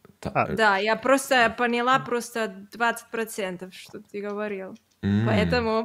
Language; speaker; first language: Russian; non-native, learner; Catalan